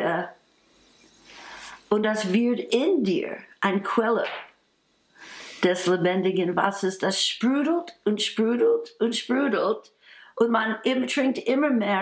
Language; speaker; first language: German; non-native, fluent; English